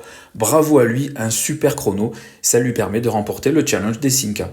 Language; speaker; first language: French; native; French